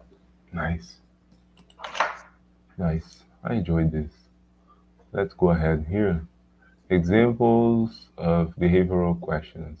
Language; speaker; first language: English; non-native, learner; Portuguese